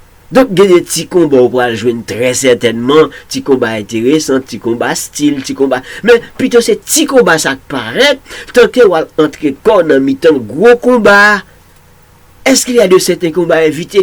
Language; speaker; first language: French; non-native, local second language; Haitian Creole